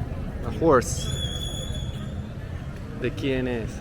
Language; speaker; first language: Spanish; non-native, learner; English